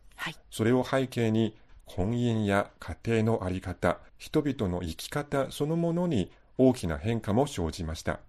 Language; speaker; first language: Japanese; non-native, fluent; Chinese